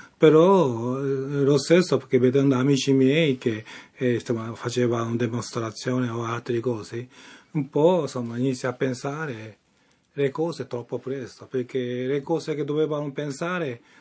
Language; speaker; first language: Italian; non-native, learner; Japanese